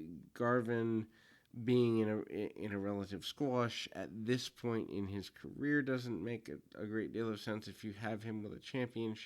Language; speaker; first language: English; native; English